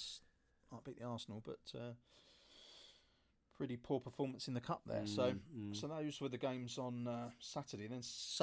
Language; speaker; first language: English; native; English